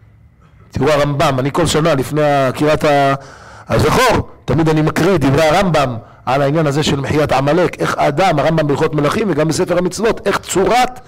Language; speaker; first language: Hebrew; native; Hebrew